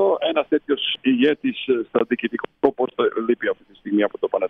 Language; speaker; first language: Greek; non-native, fluent; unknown